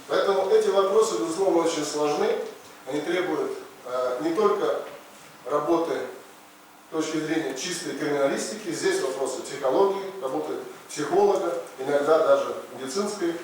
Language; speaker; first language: Russian; native; Russian